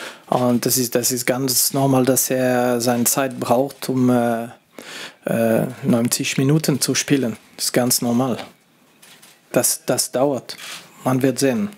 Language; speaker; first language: German; non-native, fluent; French